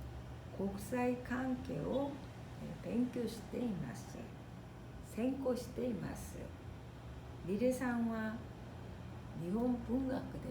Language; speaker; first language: Japanese; non-native, fluent; Korean